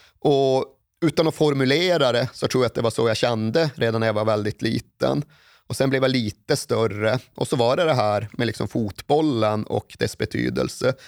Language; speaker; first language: Swedish; native; Swedish